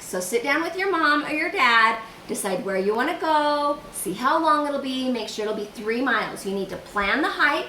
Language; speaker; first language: English; native; English